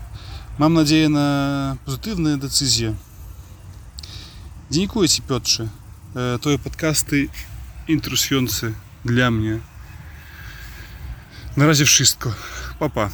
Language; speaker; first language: Polish; non-native, learner; Russian